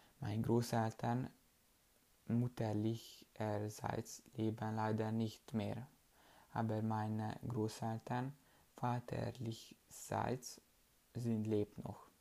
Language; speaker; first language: German; non-native, learner; Hungarian